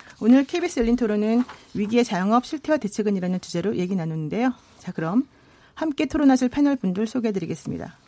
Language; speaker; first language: Korean; native; Korean